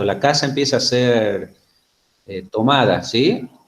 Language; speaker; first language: Spanish; native; Spanish